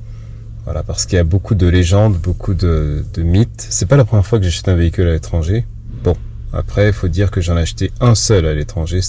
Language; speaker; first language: French; native; French